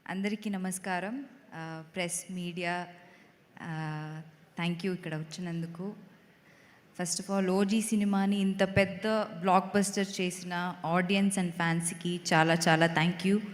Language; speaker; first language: Telugu; non-native, local second language; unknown